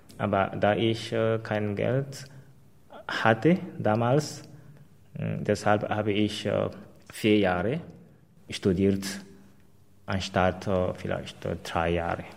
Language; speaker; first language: German; non-native, fluent; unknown